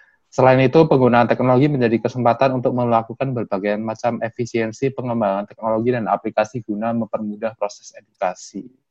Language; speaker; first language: Indonesian; native; Indonesian